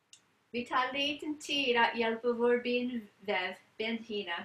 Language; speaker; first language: Swedish; non-native, learner; English